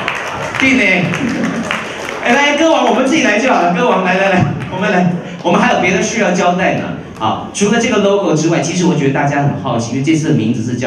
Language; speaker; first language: Chinese; native; Chinese